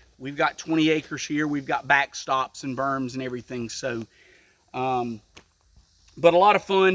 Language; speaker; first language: English; native; English